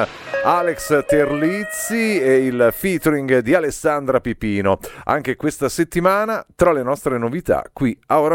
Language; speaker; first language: Italian; native; Italian